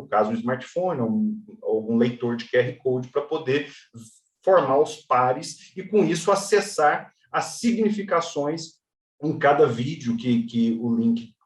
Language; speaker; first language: Portuguese; native; Portuguese